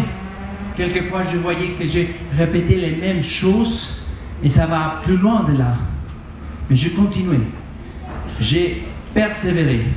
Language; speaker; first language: French; non-native, fluent; Spanish